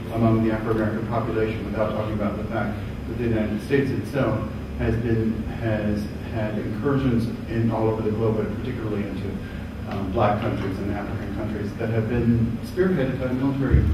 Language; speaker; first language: English; native; English